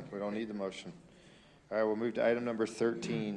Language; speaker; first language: English; native; English